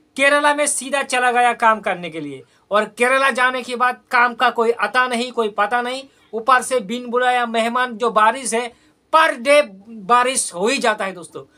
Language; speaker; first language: Hindi; non-native, local second language; Bangla